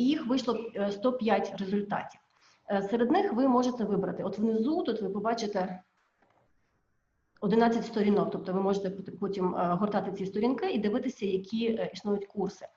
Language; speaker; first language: Ukrainian; native; Ukrainian